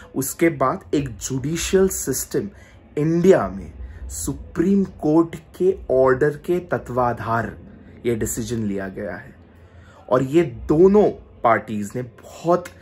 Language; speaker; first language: Hindi; non-native, local second language; Marathi